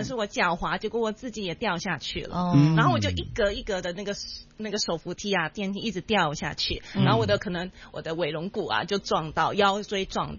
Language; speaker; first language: Chinese; native; Chinese